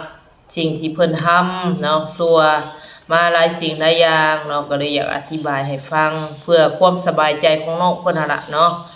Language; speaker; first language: Thai; non-native, local second language; Lao